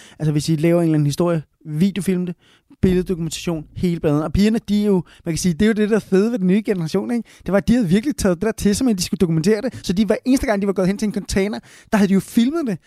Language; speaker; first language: Danish; early bilingual, other home language; Spanish